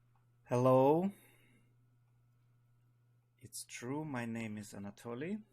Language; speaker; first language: English; non-native, fluent; Russian